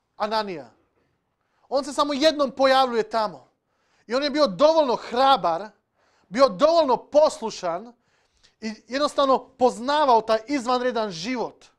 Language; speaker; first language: Serbian; non-native, local second language; Slovak